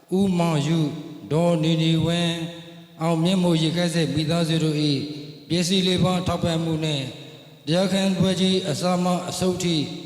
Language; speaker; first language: Burmese; native; Burmese